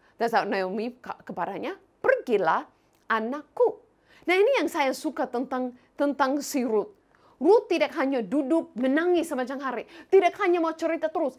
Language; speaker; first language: Indonesian; non-native, fluent; English